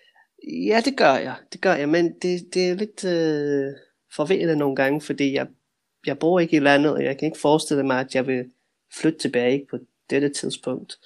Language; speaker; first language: Danish; early bilingual, heritage; Danish